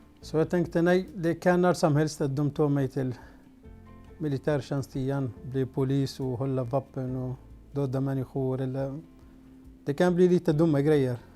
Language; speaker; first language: Swedish; non-native, fluent; Arabic